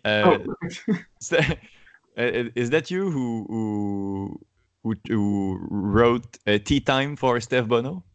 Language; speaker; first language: English; non-native, learner; French